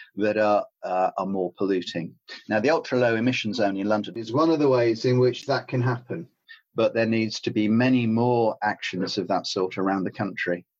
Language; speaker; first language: English; native; English